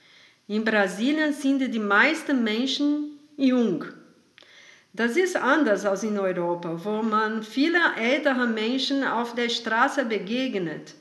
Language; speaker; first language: German; non-native, fluent; Portuguese